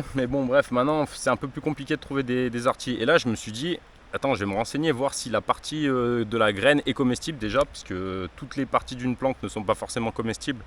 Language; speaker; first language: French; native; French